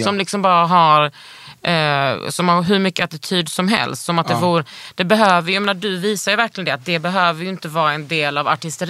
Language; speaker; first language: Swedish; native; Swedish